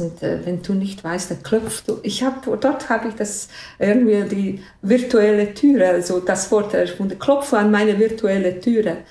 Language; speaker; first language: German; non-native, fluent; Bosnian